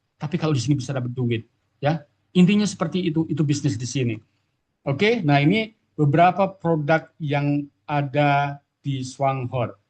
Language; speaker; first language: Indonesian; native; Indonesian